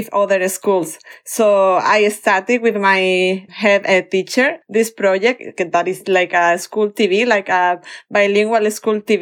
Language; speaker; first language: English; non-native, fluent; Spanish